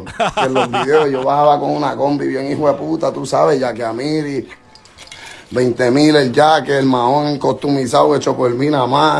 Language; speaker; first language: Spanish; native; Spanish